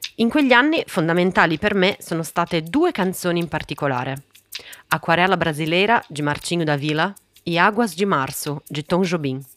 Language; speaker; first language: Italian; early bilingual, other home language; Portuguese